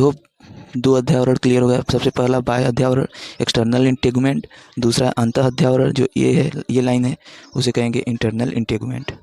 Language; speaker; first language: Hindi; native; Hindi